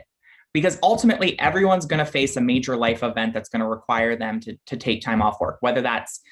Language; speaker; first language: English; native; English